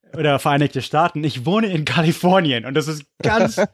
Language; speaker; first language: German; non-native, fluent; English